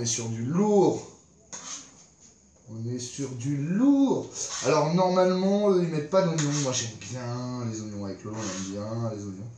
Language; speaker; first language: French; native; French